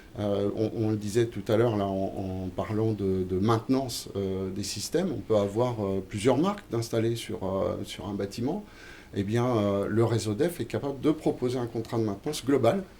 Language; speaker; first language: French; native; French